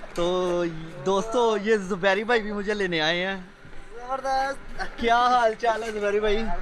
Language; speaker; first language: Urdu; non-native, local second language; Punjabi